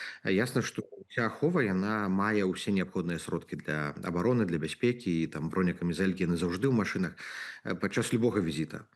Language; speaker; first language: Belarusian; native; Belarusian